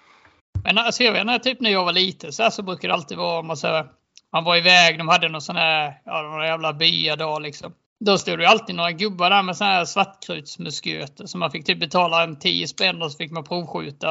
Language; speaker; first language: Swedish; native; Swedish